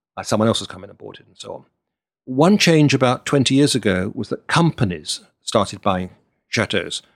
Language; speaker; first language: English; native; English